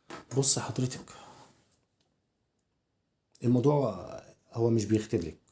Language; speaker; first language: Arabic; native; Arabic